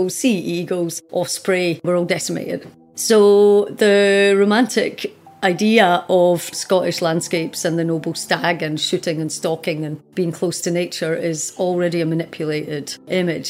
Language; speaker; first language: English; native; English